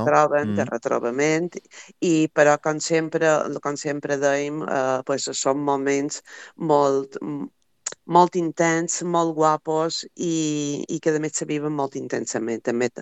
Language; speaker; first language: Catalan; native; Catalan